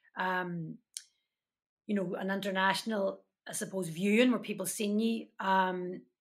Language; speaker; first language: English; native; English